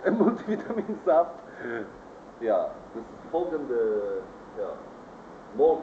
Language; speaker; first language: German; non-native, learner; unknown